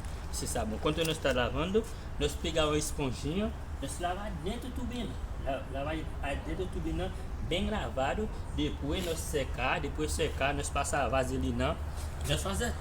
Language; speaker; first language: Portuguese; non-native, learner; Haitian Creole